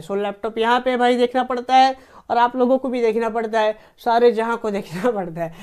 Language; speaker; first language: Hindi; non-native, local second language; Marathi